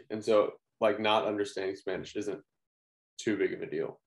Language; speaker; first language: English; native; English